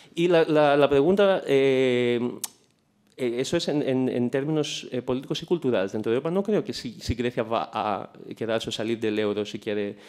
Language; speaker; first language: Spanish; non-native, fluent; Greek